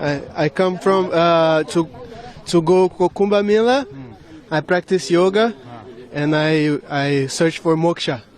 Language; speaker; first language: English; non-native, learner; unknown